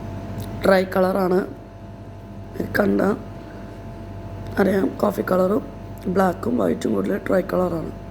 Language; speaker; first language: Malayalam; native; Malayalam